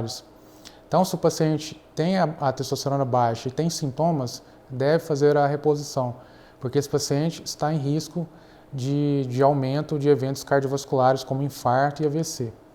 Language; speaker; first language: Portuguese; native; Portuguese